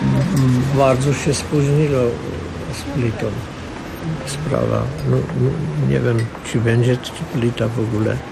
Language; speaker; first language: Polish; non-native, learner; Armenian